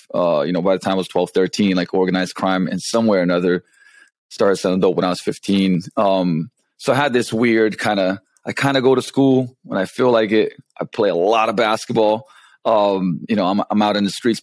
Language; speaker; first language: English; non-native, fluent; Slovenian